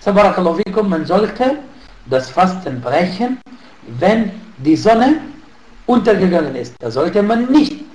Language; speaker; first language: German; non-native, fluent; Arabic